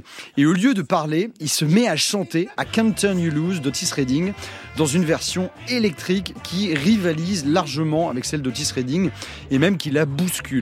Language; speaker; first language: French; native; French